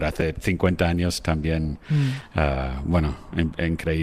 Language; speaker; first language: Spanish; non-native, fluent; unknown